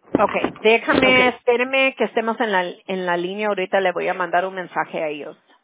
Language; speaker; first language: Spanish; early bilingual, heritage; Spanish